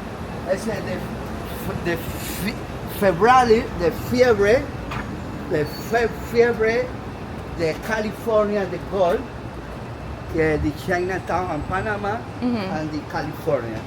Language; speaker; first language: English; non-native, learner; Spanish